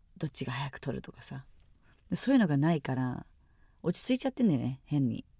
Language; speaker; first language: Japanese; native; Japanese